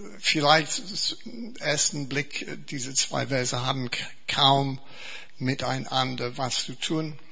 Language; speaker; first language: German; non-native, fluent; English